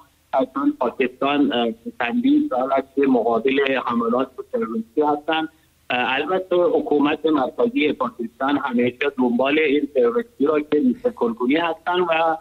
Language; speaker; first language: Persian; non-native, learner; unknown